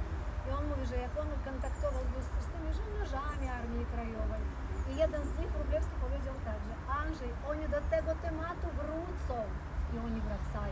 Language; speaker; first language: Polish; early bilingual, heritage; Polish